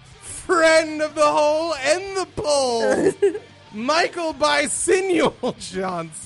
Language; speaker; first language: English; native; English